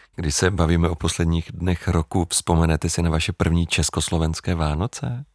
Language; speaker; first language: Czech; native; Czech